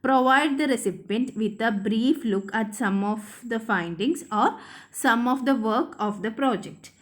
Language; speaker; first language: English; non-native, local second language; Malayalam